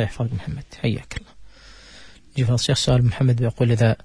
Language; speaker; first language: Arabic; native; Arabic